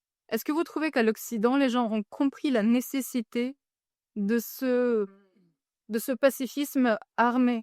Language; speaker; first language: French; non-native, fluent; Ukrainian